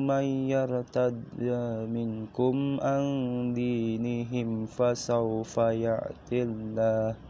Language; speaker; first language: Arabic; non-native, learner; Indonesian